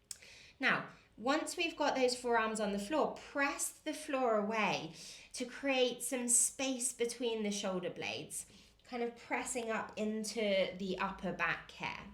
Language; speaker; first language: English; native; English